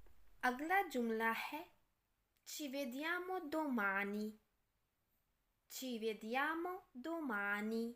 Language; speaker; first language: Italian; non-native, learner; Urdu